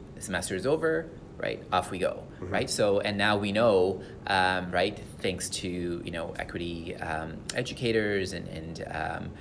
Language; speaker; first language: English; non-native, local second language; Tamil